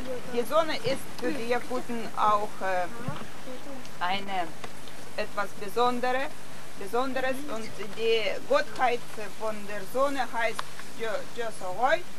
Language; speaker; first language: German; non-native, fluent; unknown